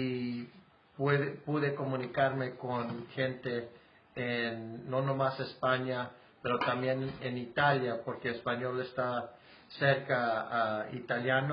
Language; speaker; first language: Spanish; early bilingual, heritage; Spanish